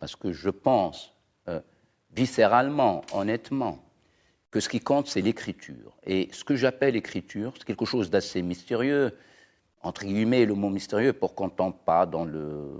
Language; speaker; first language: French; non-native, local second language; Arabic